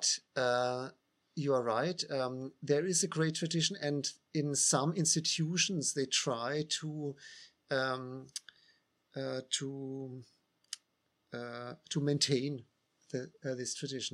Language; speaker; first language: English; non-native, fluent; German